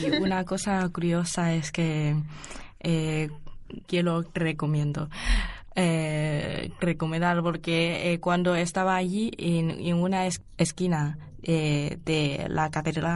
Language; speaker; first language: Spanish; non-native, learner; Chinese